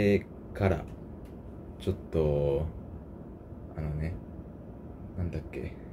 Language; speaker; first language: Japanese; non-native, learner; English